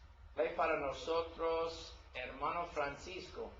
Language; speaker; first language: Spanish; non-native, learner; English